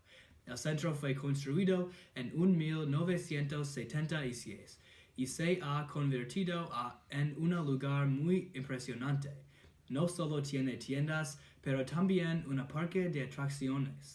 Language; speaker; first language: Spanish; non-native, learner; English